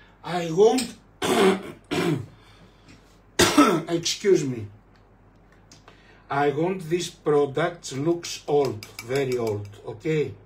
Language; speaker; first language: English; non-native, fluent; Greek